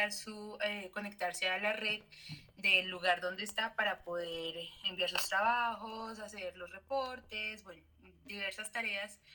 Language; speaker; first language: Spanish; native; Spanish